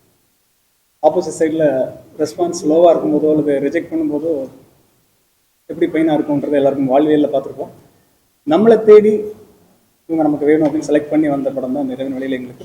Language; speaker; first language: Tamil; native; Tamil